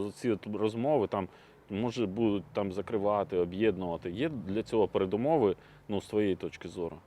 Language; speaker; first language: Ukrainian; native; Ukrainian